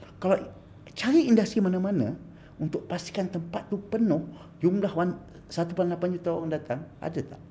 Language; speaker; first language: Malay; native; Malay